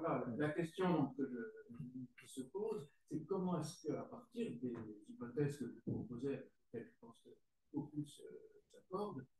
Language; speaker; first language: French; native; French